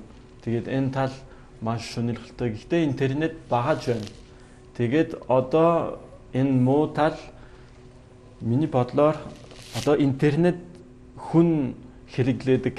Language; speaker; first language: Mongolian; non-native, learner; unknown